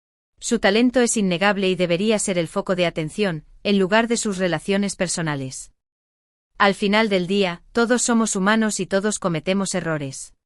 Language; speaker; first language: Spanish; native; Spanish